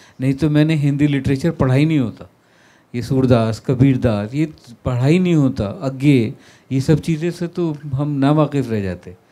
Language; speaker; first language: Hindi; native; Hindi